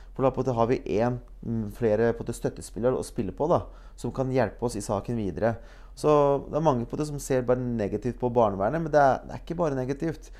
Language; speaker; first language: Norwegian; early bilingual, other home language; Bosnian